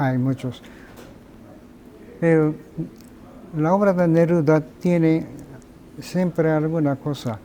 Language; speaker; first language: Spanish; non-native, fluent; Japanese